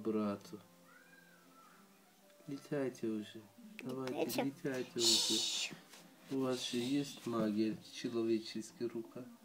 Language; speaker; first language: Russian; early bilingual, heritage; Russian